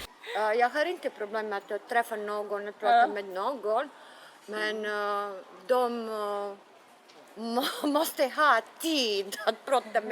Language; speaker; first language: Swedish; non-native, learner; Serbian